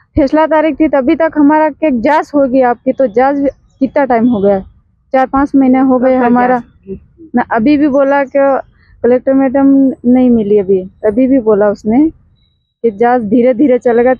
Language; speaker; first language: Hindi; native; Hindi